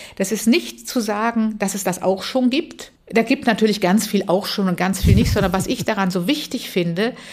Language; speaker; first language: German; native; German